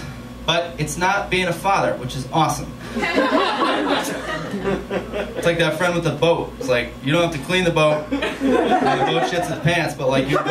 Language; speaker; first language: English; native; English